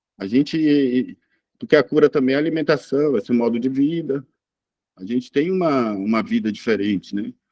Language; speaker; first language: Portuguese; native; Portuguese